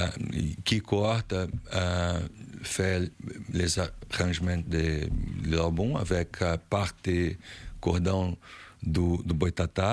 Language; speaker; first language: French; non-native, learner; Portuguese